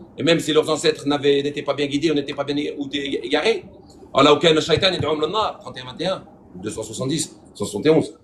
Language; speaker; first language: French; native; French